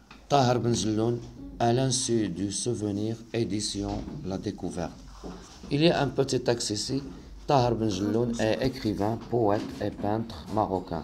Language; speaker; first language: French; non-native, local second language; Arabic